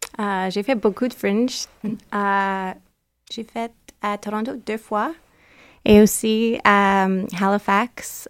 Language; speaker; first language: French; non-native, learner; English